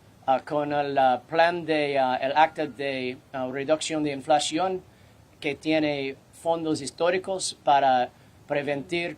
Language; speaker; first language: Spanish; non-native, learner; English